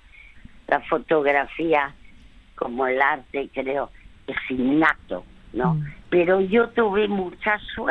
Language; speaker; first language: Spanish; early bilingual, other home language; French